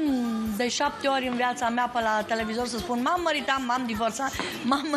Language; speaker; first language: Romanian; native; Romanian